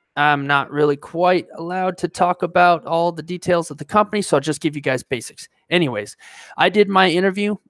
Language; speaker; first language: English; native; English